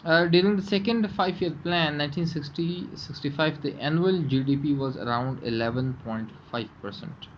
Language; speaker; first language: English; non-native, local second language; Urdu